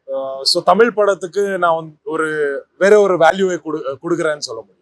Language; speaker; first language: Tamil; non-native, local second language; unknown